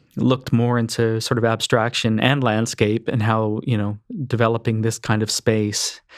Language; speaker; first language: English; native; English